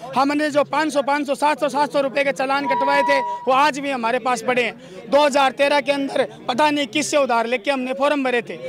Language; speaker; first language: Hindi; native; Hindi